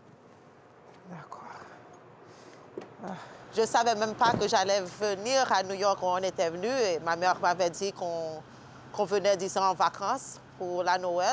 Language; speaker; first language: French; early bilingual, heritage; French